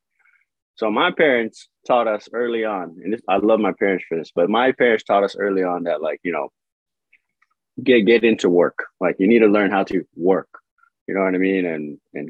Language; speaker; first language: English; native; English